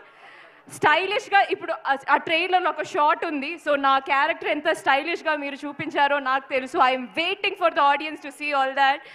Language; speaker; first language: Telugu; non-native, fluent; Malayalam